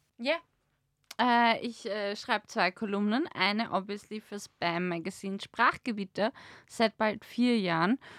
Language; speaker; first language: German; native; German